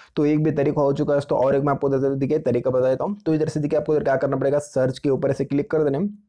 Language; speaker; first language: Hindi; non-native, local second language; Marathi